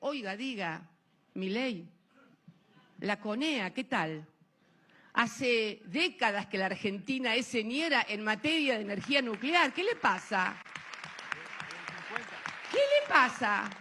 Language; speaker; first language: Spanish; native; Spanish